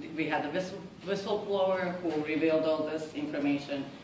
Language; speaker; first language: English; non-native, fluent; Serbian